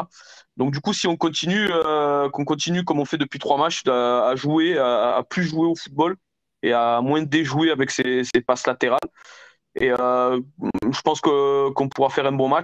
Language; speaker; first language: French; native; French